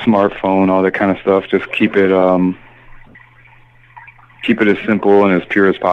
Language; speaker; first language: English; native; English